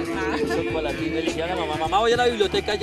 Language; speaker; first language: Spanish; native; Spanish